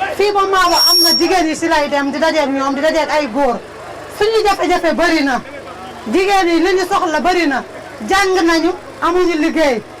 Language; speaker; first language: Wolof; native; Wolof